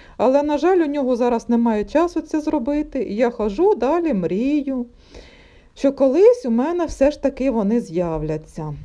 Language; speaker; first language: Ukrainian; non-native, local second language; Russian